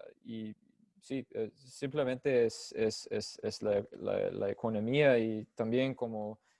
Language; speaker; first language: Spanish; non-native, fluent; English